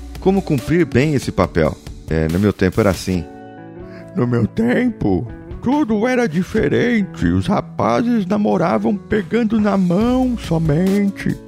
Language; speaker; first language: Portuguese; native; Portuguese